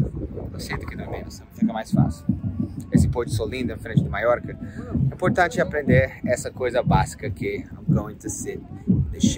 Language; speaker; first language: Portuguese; non-native, fluent; English